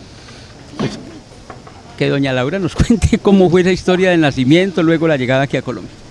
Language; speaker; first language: Spanish; native; Spanish